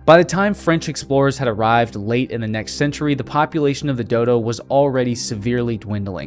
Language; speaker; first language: English; native; English